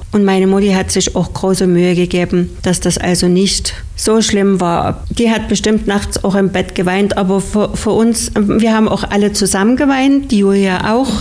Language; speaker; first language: German; native; German